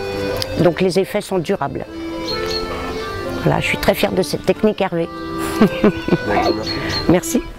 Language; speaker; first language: French; native; French